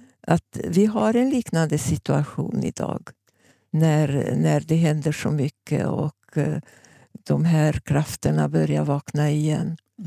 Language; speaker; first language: Swedish; non-native, fluent; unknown